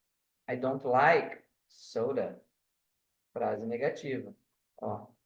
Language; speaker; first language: English; non-native, fluent; Portuguese